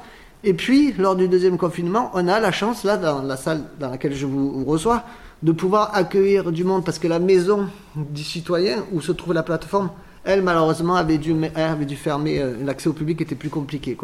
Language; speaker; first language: French; native; French